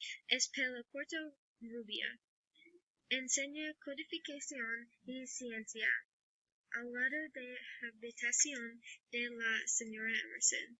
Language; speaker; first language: Spanish; non-native, learner; English